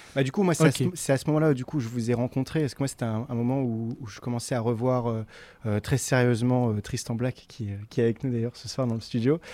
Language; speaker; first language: French; native; French